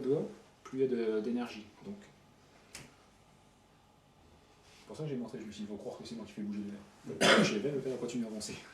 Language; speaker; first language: French; native; French